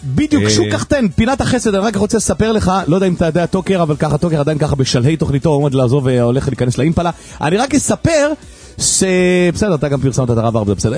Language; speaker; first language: Hebrew; native; Hebrew